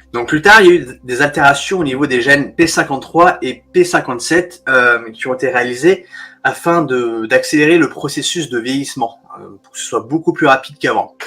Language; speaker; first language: French; native; French